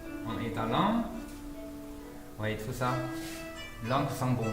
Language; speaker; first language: French; non-native, fluent; Chinese